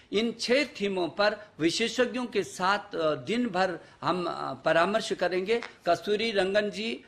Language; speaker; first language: Hindi; native; Hindi